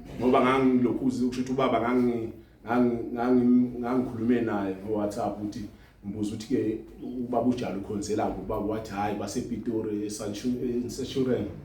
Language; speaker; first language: Zulu; native; Zulu